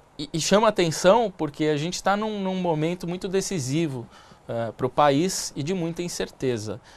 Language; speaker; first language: Portuguese; native; Portuguese